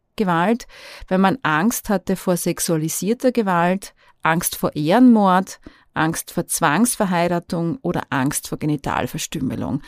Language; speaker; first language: German; native; German